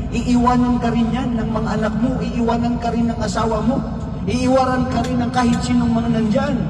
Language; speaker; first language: Filipino; non-native, local second language; Maranao